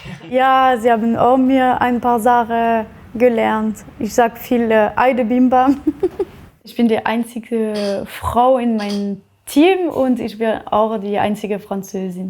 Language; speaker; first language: German; non-native, fluent; French